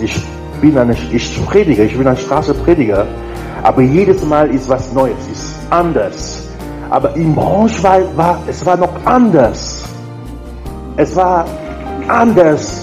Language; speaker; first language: German; non-native, learner; French